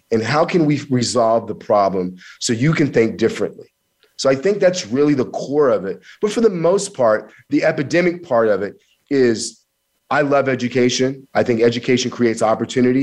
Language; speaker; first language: English; native; English